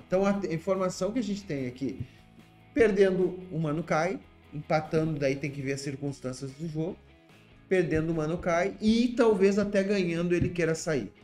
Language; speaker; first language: Portuguese; native; Portuguese